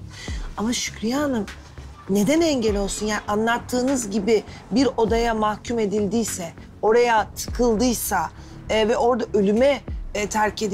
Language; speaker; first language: Turkish; native; Turkish